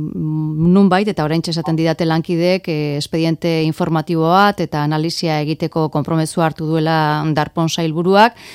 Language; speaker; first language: Basque; native; Basque